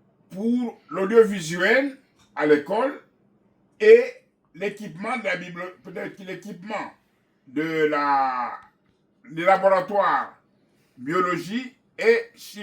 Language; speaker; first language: French; non-native, local second language; Kongo